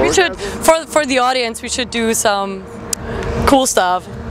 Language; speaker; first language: English; non-native, fluent; German